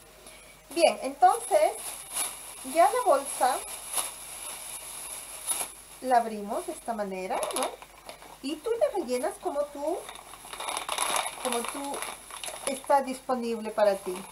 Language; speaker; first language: Spanish; native; Spanish